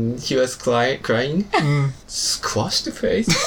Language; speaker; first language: English; non-native, learner; Japanese